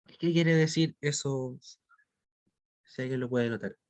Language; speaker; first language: Spanish; native; Spanish